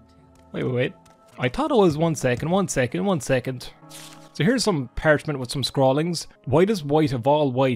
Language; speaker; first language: English; native; English